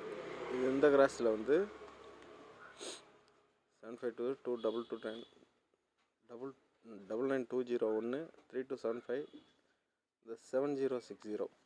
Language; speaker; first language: Tamil; native; Tamil